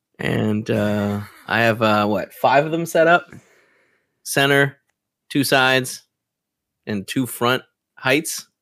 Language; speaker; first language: English; native; English